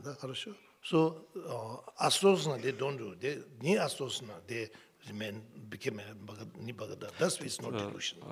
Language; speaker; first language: Russian; non-native, learner; Tibetan